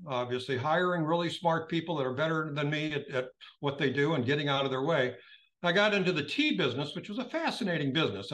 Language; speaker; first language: English; native; English